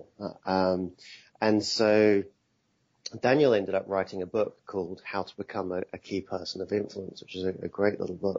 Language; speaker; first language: English; native; English